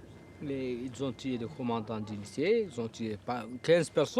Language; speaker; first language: French; non-native, local second language; Arabic